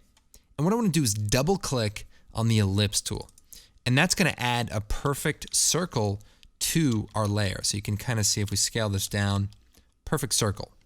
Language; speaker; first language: English; native; English